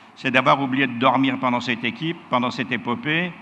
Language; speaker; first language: French; native; French